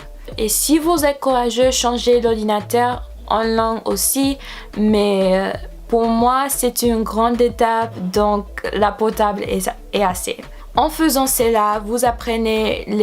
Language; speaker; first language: French; non-native, learner; English